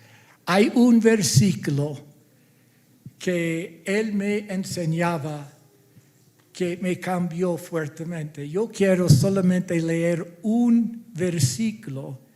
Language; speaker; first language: Spanish; non-native, fluent; English